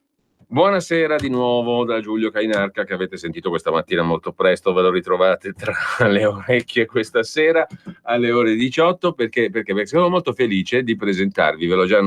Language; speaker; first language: Italian; native; Italian